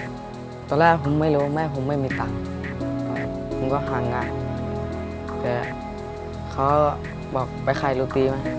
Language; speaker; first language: Thai; non-native, fluent; Khmer